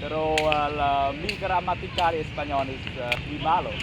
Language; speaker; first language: Spanish; non-native, learner; Vietnamese